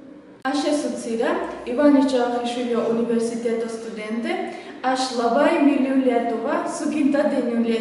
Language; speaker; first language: Lithuanian; non-native, learner; Georgian